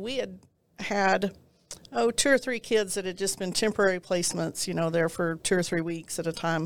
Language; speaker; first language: English; native; English